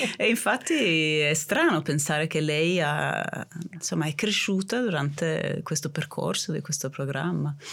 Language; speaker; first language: Italian; non-native, fluent; Swedish